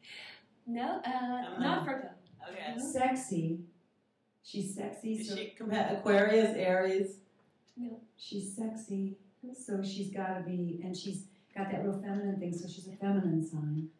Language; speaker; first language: English; native; English